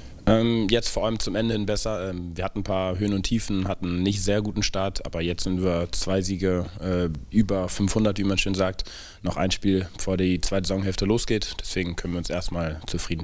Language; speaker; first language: German; native; German